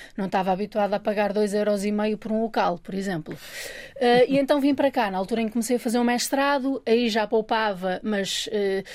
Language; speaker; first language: Portuguese; native; Portuguese